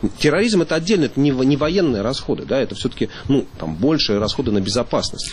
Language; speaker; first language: Russian; native; Russian